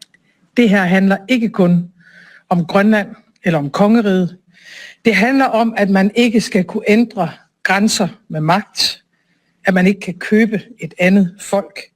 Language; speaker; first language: Danish; native; Danish